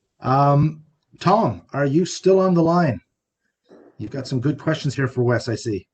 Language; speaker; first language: English; native; English